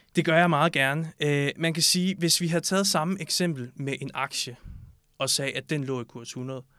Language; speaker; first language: Danish; native; Danish